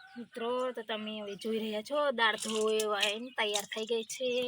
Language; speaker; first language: Gujarati; non-native, local second language; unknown